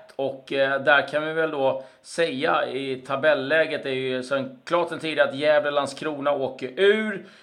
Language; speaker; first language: Swedish; native; Swedish